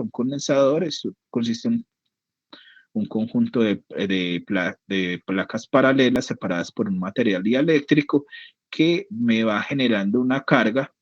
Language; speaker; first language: Spanish; native; Spanish